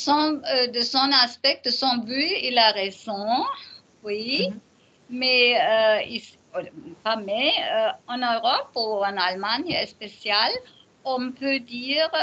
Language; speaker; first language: French; non-native, learner; German